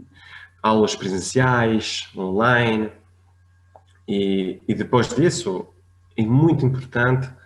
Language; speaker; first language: Portuguese; non-native, fluent; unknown